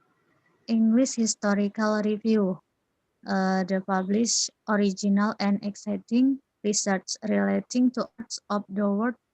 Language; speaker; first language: English; non-native, learner; Indonesian